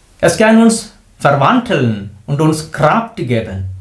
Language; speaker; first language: German; non-native, fluent; Malayalam